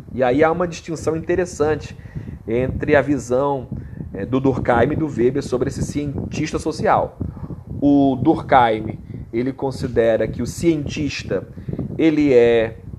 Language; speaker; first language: Portuguese; native; Portuguese